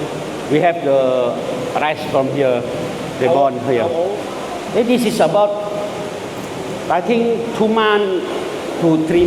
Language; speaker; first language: English; non-native, learner; Indonesian